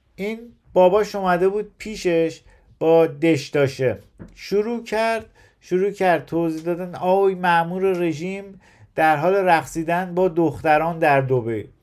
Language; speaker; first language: Persian; native; Persian